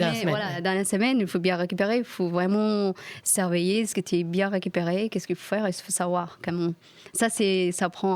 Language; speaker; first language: French; non-native, fluent; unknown